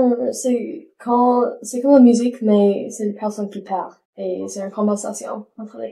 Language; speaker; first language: French; non-native, learner; English